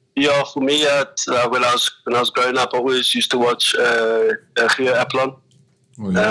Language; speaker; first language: English; native; English